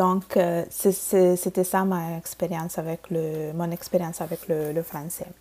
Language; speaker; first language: French; non-native, fluent; Bangla